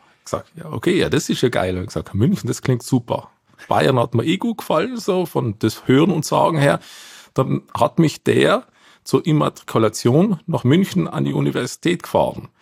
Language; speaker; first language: German; native; German